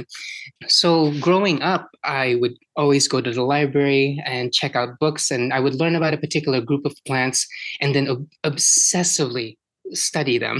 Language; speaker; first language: English; early bilingual, other home language; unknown